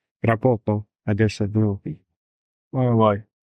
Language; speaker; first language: Italian; non-native, learner; Shona